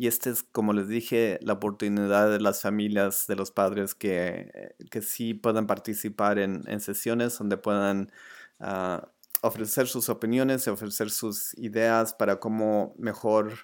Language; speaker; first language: Spanish; early bilingual, other home language; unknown